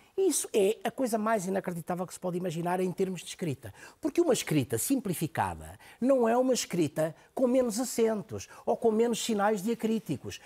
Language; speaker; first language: Portuguese; native; Portuguese